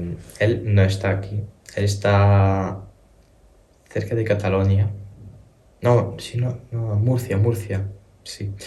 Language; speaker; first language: Spanish; early bilingual, other home language; Ukrainian